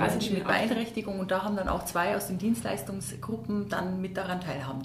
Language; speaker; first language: German; native; German